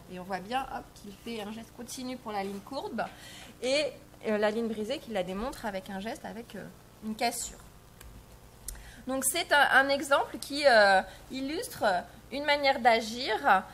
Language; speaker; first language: French; native; French